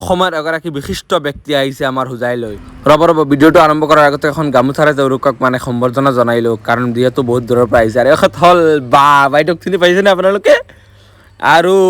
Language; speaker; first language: Assamese; non-native, local second language; Bangla